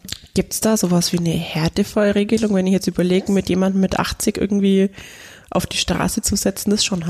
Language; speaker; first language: German; native; German